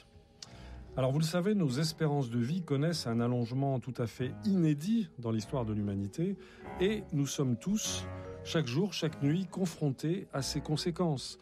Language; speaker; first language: French; native; French